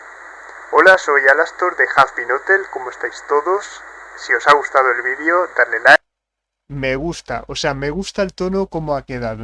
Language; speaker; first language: Spanish; native; Spanish